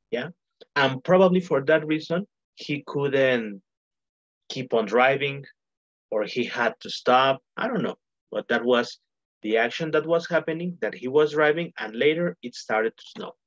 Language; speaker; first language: English; non-native, fluent; Spanish